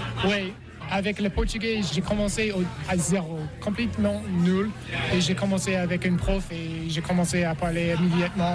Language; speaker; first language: French; non-native, learner; English